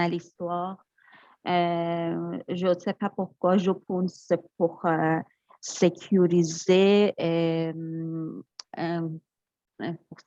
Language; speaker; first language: French; non-native, learner; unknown